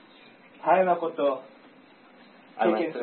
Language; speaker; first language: Japanese; non-native, learner; English